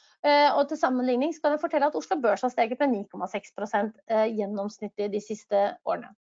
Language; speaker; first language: Norwegian; native; Norwegian